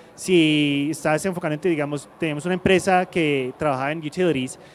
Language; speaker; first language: Spanish; early bilingual, heritage; Spanish